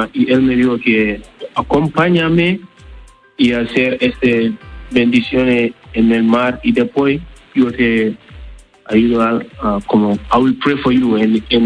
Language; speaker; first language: Spanish; non-native, learner; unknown